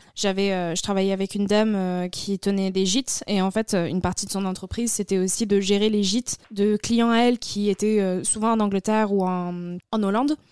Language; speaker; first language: French; native; French